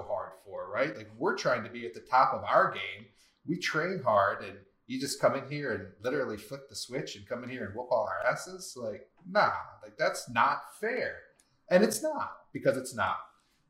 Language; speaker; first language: English; native; English